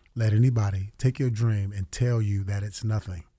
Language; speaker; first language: English; native; English